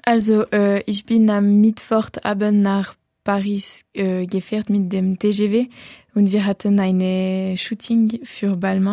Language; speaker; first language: German; non-native, local second language; French